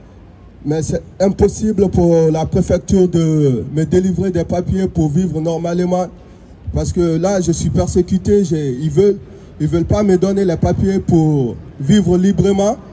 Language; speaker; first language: French; non-native, fluent; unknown